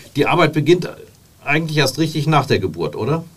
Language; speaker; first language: German; native; German